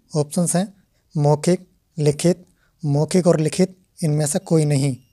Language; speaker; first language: Hindi; native; Hindi